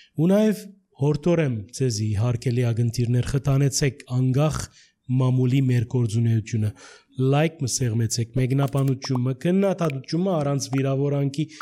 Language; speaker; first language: Armenian; early bilingual, heritage; Armenian